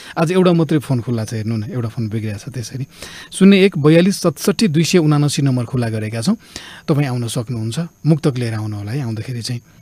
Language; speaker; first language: Nepali; native; Nepali